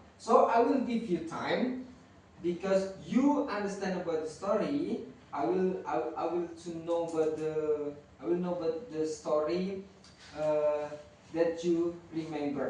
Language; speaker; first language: English; non-native, learner; Indonesian